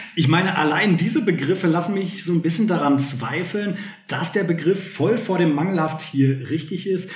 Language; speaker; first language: German; native; German